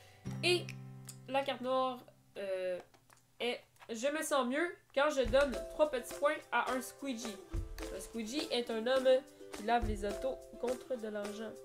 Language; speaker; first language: French; native; French